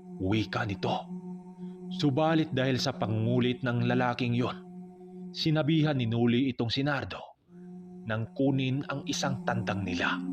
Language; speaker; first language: Filipino; non-native, local second language; Cebuano